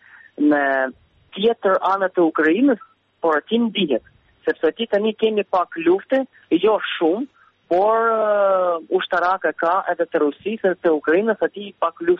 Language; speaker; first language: Albanian; early bilingual, heritage; Albanian